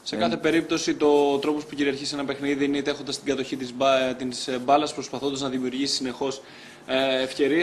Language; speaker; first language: Greek; native; Greek